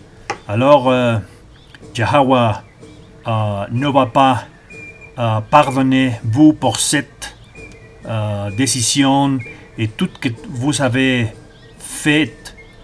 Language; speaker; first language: French; non-native, learner; Spanish